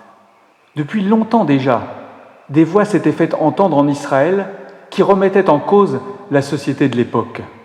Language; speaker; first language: French; native; French